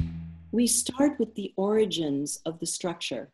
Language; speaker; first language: English; native; English